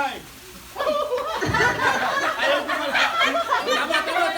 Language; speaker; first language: Filipino; native; Filipino